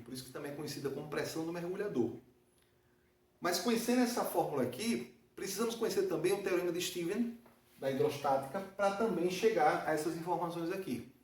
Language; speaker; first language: Portuguese; native; Portuguese